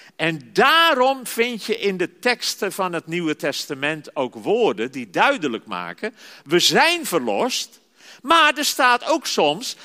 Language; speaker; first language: Dutch; native; Dutch